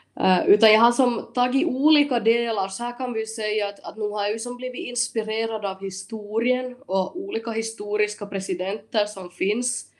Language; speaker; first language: Swedish; native; Swedish